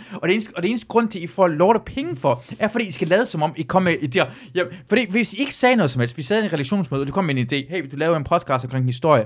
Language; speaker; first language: Danish; early bilingual, other home language; Persian